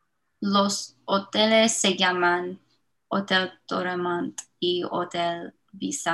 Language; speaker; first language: Spanish; non-native, learner; English